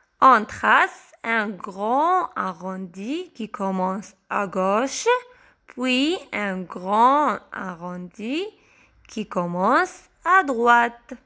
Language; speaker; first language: French; non-native, local second language; Arabic